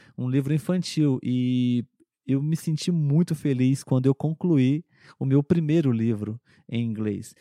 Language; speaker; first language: Portuguese; native; Portuguese